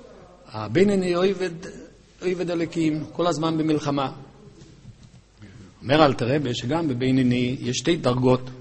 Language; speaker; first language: Hebrew; native; Hebrew